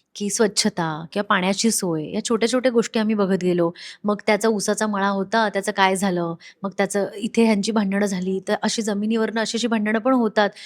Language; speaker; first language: Marathi; native; Marathi